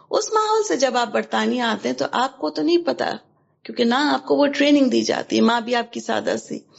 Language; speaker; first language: Urdu; native; Urdu